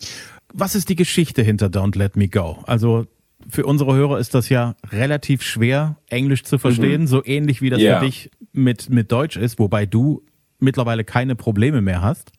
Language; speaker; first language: German; native; German